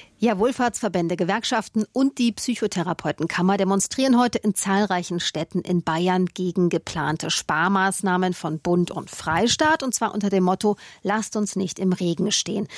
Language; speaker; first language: German; native; German